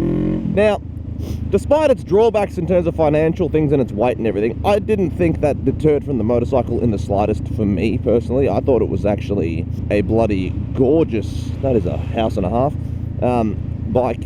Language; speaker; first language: English; native; English